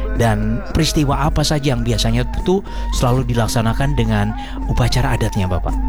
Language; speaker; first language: Indonesian; native; Indonesian